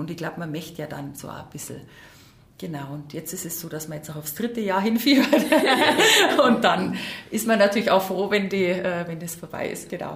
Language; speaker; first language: German; native; German